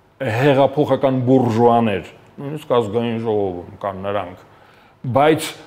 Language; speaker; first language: Armenian; native; Armenian